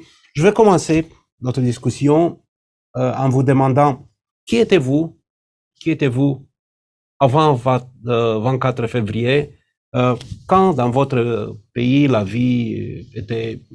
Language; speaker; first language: French; non-native, fluent; Romanian